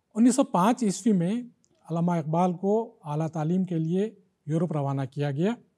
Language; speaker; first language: Urdu; native; Urdu